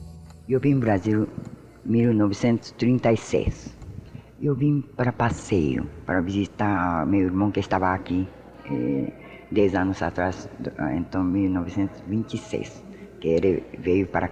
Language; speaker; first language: Portuguese; non-native, fluent; Japanese